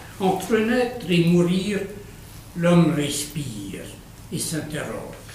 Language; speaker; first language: French; non-native, local second language; Arabic